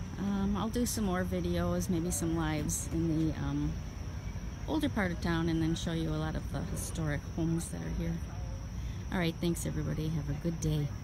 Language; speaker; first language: English; native; English